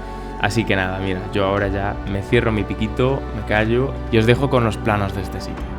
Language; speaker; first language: Spanish; native; Spanish